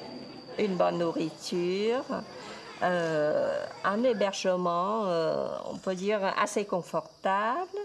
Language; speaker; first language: French; non-native, fluent; Vietnamese